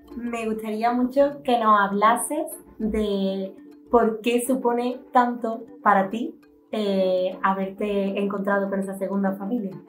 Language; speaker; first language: Spanish; native; Spanish